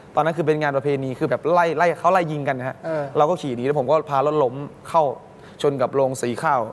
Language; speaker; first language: Thai; native; Thai